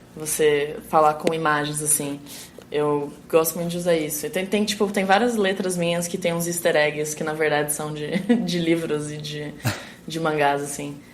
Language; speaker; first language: Portuguese; native; Portuguese